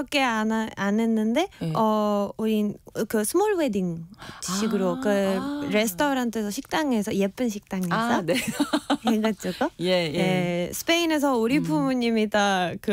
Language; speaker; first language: Korean; non-native, fluent; Spanish